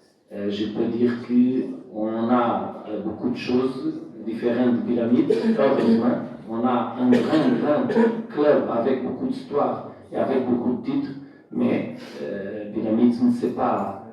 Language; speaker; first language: French; non-native, fluent; Portuguese